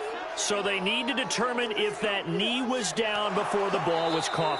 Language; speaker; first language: English; native; English